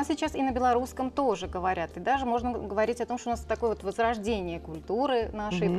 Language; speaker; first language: Russian; native; Russian